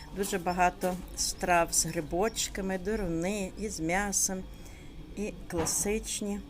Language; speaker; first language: Ukrainian; native; Ukrainian